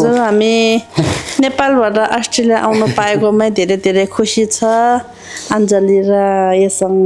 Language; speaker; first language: Nepali; non-native, local second language; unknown